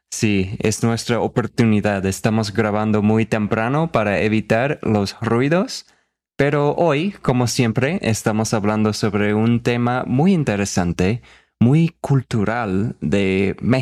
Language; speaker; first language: Spanish; non-native, fluent; English